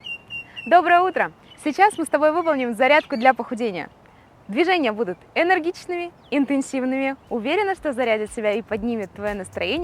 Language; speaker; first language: Russian; native; Russian